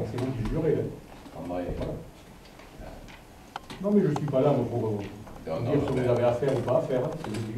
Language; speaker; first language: French; native; French